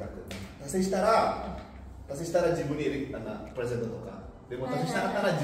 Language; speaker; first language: Japanese; non-native, fluent; Indonesian